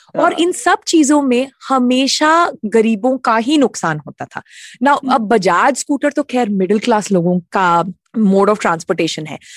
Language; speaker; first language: Hindi; native; Hindi